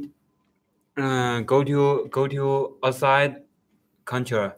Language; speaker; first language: English; non-native, learner; Chinese